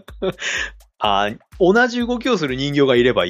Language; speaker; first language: Japanese; native; Japanese